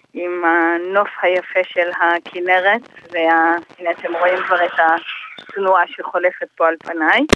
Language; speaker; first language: Hebrew; native; Hebrew